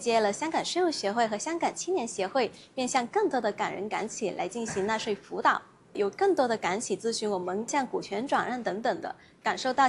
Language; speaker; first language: Chinese; non-native, local second language; Cantonese